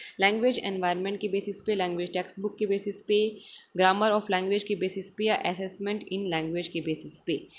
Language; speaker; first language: Hindi; non-native, local second language; Marathi